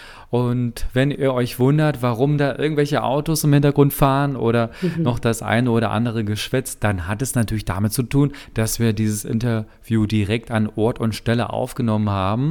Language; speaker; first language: German; native; German